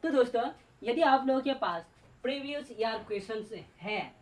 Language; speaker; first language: Hindi; non-native, local second language; Bangla